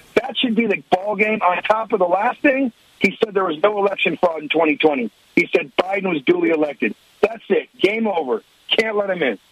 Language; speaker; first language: English; native; English